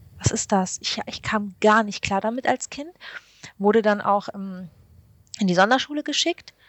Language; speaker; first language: German; early bilingual, other home language; Arabic